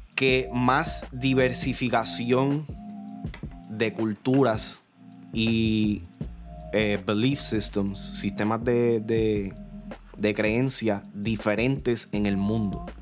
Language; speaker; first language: Spanish; early bilingual, heritage; Spanish